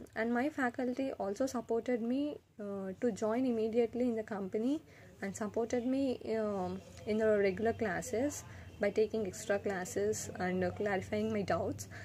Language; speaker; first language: English; non-native, local second language; Telugu